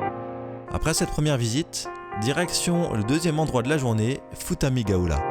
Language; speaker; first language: French; native; French